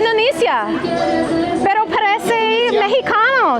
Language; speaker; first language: Spanish; non-native, learner; English